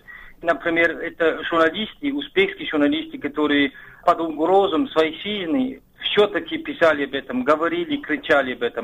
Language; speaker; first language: Russian; non-native, fluent; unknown